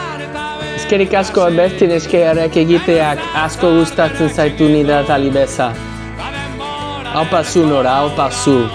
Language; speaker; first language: Basque; non-native, learner; English